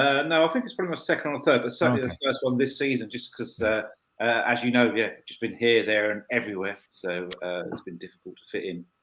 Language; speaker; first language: English; native; English